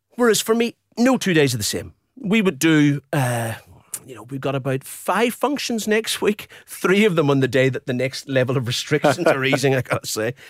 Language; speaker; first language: English; native; English